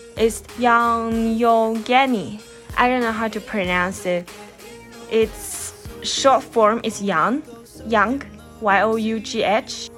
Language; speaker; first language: English; non-native, fluent; Chinese